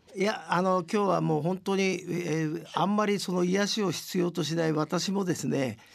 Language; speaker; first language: Japanese; native; Japanese